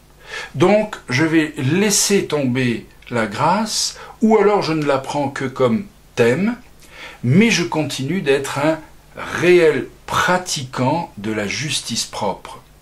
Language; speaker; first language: French; native; French